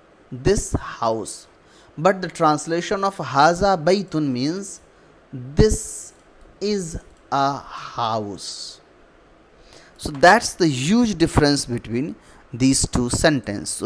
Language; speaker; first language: English; non-native, local second language; Urdu